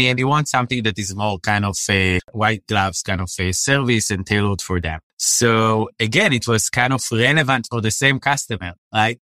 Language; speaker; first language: English; non-native, fluent; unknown